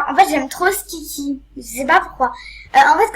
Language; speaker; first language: French; native; French